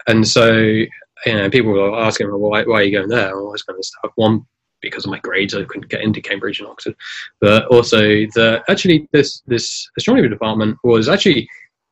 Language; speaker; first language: English; native; English